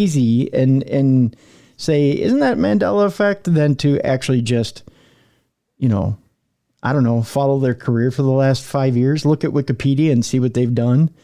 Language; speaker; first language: English; native; English